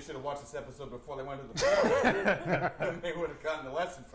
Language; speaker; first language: English; native; English